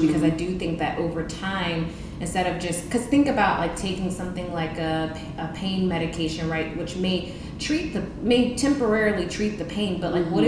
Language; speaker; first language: English; native; English